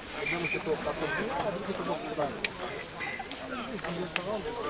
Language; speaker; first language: Polish; native; Polish